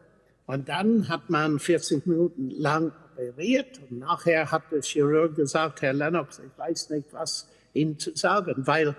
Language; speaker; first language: German; non-native, fluent; English